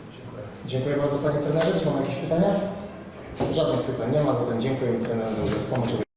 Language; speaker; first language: Polish; native; Polish